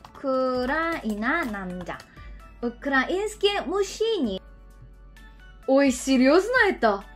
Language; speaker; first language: Russian; non-native, learner; Korean